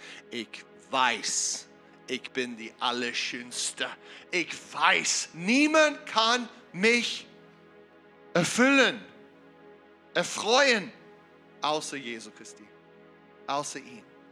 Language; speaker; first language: German; non-native, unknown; English